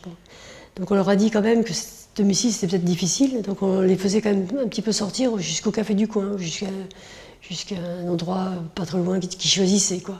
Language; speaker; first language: French; native; French